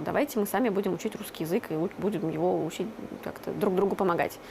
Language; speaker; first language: Russian; native; Russian